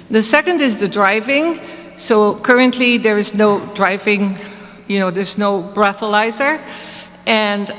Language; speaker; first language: English; non-native, fluent; Dutch